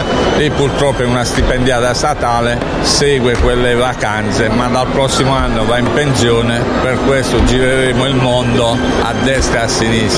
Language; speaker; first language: Italian; native; Italian